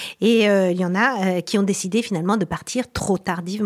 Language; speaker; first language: French; native; French